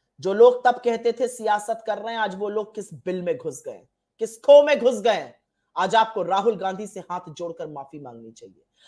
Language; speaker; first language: Hindi; native; Hindi